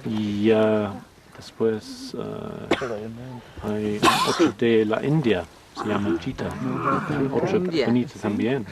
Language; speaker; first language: Spanish; non-native, learner; English